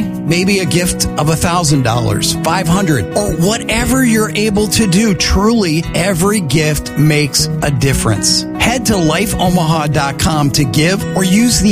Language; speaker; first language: English; native; English